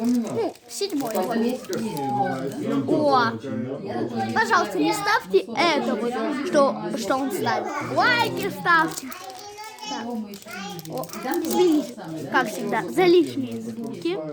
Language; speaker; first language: Russian; native; Russian